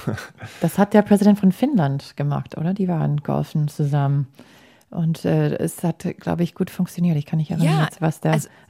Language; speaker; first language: German; non-native, fluent; English